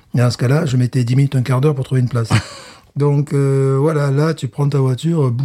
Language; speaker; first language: French; native; French